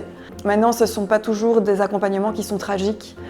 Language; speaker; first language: French; native; French